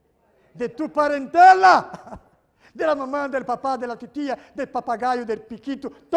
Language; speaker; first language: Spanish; non-native, fluent; Portuguese